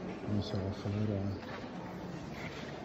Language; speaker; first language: Spanish; early bilingual, heritage; Spanish